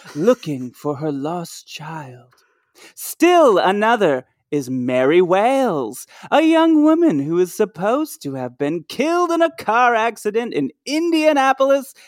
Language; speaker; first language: English; native; English